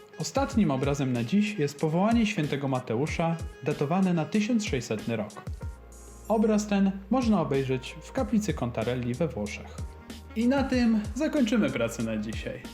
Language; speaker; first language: Polish; native; Polish